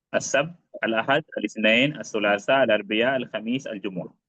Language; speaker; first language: Arabic; non-native, fluent; Urdu